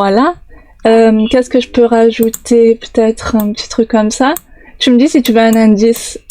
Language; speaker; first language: French; native; French